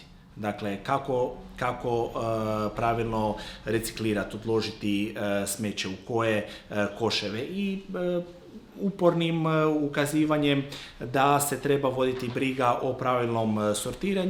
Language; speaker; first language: Croatian; native; Croatian